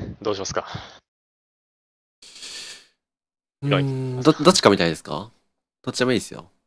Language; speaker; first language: Japanese; native; Japanese